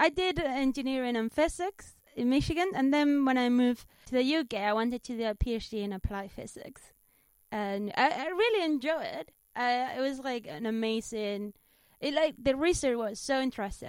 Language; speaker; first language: English; non-native, fluent; Spanish